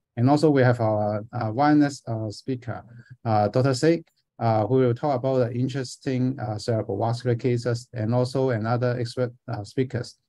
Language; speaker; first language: English; non-native, fluent; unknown